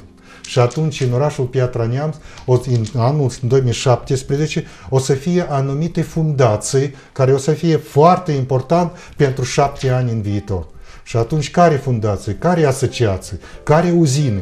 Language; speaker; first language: Romanian; non-native, fluent; Russian